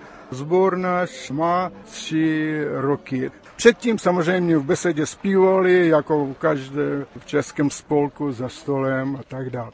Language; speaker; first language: Czech; early bilingual, heritage; Czech